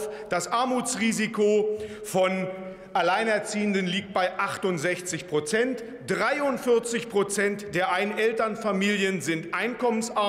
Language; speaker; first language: German; native; German